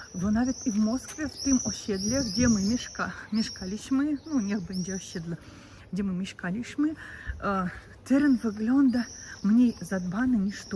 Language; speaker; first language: Polish; non-native, learner; Russian